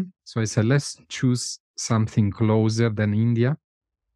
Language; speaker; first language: English; non-native, fluent; Italian